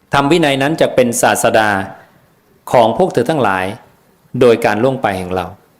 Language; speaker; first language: Thai; native; Thai